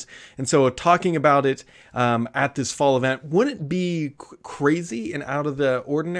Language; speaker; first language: English; native; English